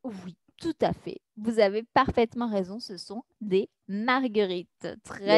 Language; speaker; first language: French; native; French